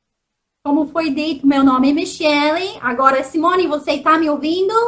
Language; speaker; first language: Portuguese; non-native, fluent; English